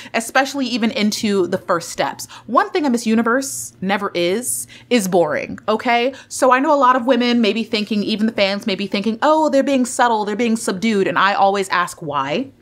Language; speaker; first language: English; native; English